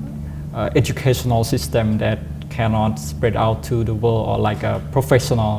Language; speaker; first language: English; non-native, fluent; Khmer